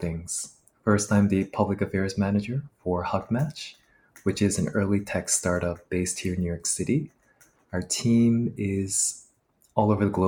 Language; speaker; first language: English; native; English